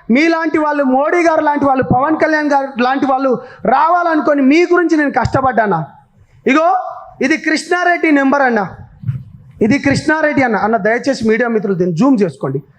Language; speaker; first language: Telugu; non-native, local second language; Lambadi